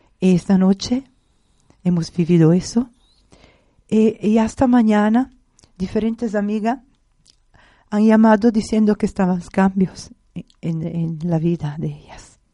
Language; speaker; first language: Spanish; non-native, fluent; Italian